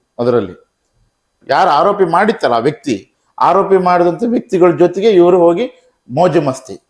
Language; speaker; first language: Kannada; native; Kannada